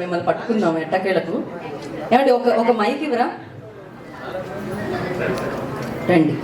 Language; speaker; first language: Telugu; native; Telugu